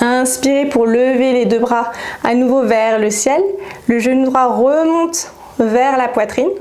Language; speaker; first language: French; native; French